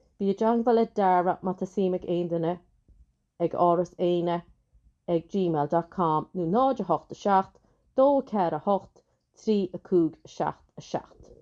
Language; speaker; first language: Irish; native; Irish